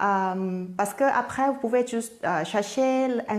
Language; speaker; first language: French; non-native, fluent; Thai